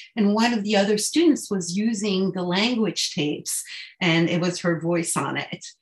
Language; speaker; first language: English; non-native, fluent; French